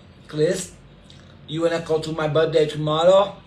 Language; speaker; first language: English; non-native, learner; Thai